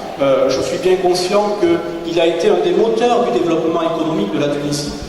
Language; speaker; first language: French; native; French